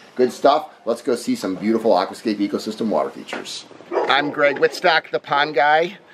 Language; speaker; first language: English; native; English